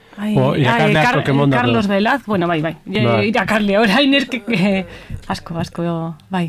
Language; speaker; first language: Basque; non-native, local second language; Spanish